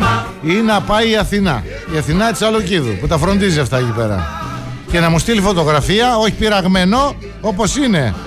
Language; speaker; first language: Greek; native; Greek